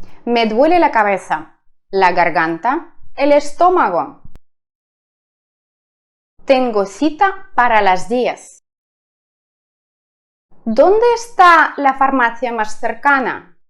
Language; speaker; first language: Spanish; non-native, fluent; Russian